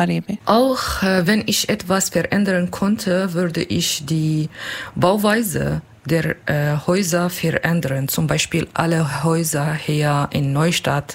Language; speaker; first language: German; non-native, learner; Kurdish